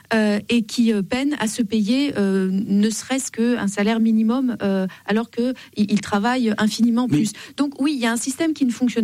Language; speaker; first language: French; native; French